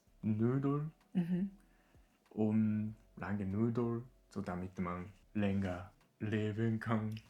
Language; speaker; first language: German; non-native, learner; Japanese